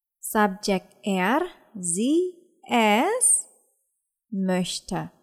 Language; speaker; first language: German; non-native, fluent; Indonesian